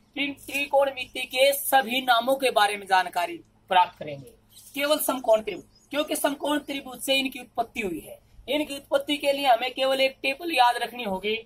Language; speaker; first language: Hindi; native; Hindi